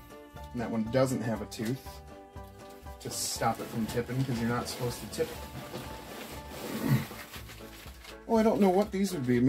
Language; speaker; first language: English; native; English